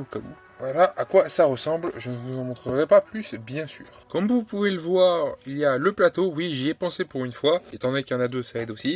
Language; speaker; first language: French; native; French